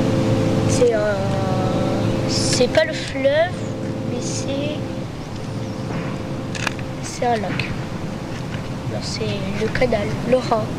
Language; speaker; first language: French; native; French